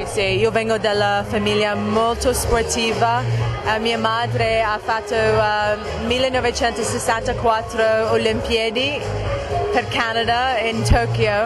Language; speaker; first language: Italian; non-native, fluent; English